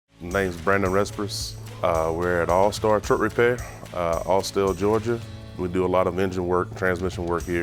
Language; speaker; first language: English; native; English